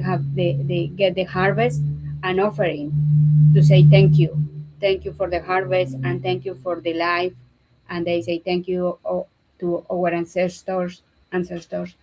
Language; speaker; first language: English; non-native, learner; Spanish